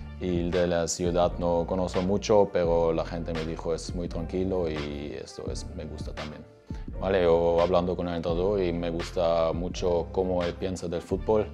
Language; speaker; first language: Spanish; non-native, learner; Turkish